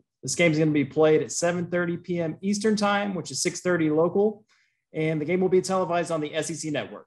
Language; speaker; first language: English; native; English